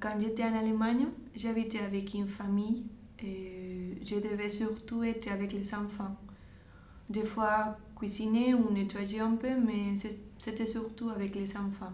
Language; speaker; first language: French; non-native, fluent; Spanish